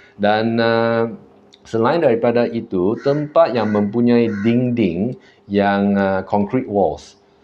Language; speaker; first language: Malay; non-native, local second language; Chinese